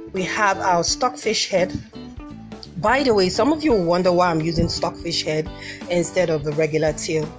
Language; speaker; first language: English; non-native, local second language; Igbo